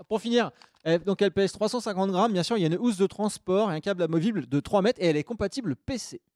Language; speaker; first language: French; native; French